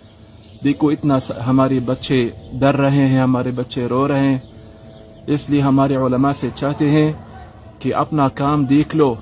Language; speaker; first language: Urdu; non-native, learner; Arabic